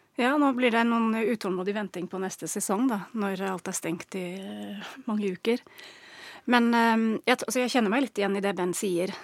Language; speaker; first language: Norwegian; non-native, fluent; English